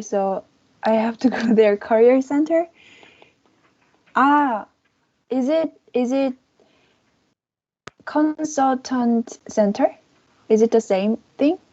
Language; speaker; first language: English; non-native, learner; Korean